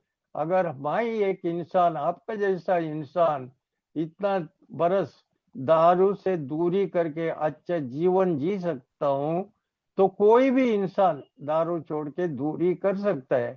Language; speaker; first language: Hindi; non-native, local second language; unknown